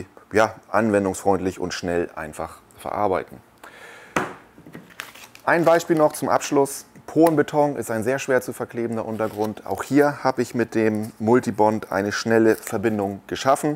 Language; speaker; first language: German; native; German